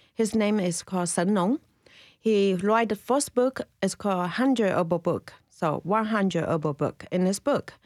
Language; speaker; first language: English; non-native, learner; Chinese